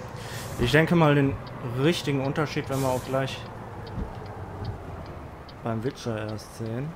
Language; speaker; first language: German; native; German